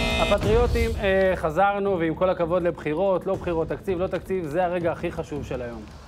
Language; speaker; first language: Hebrew; native; Hebrew